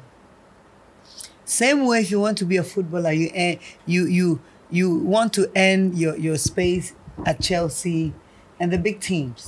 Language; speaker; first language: English; non-native, local second language; Akan